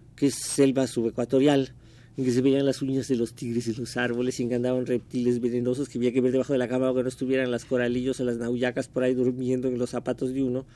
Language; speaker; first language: Spanish; native; Spanish